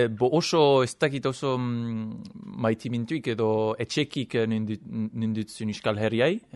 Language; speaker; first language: Basque; non-native, fluent; English